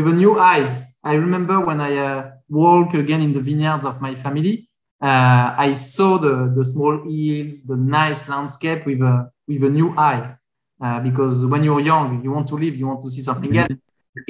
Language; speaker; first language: English; non-native, fluent; French